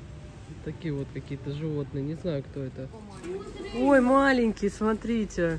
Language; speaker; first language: Russian; native; Russian